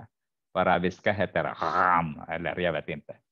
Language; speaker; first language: Swedish; non-native, fluent; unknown